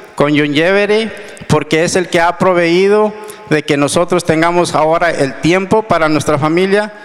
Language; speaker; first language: Spanish; native; Spanish